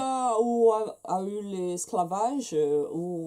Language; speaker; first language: French; non-native, fluent; Portuguese